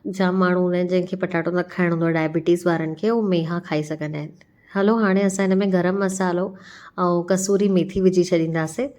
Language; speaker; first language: Sindhi; early bilingual, heritage; Sindhi